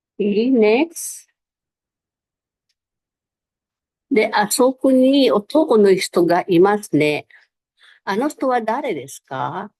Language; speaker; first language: Japanese; non-native, fluent; Filipino